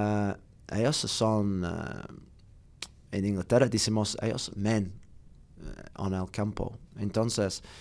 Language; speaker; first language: Spanish; non-native, learner; English